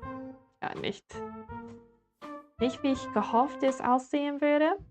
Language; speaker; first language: German; non-native, learner; English